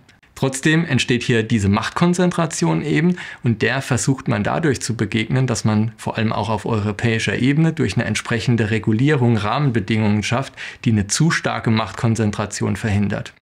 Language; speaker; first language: German; native; German